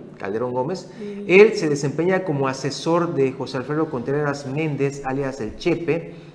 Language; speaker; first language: Spanish; native; Spanish